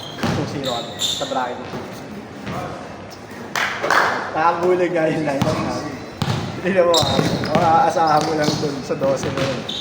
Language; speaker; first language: Filipino; native; Filipino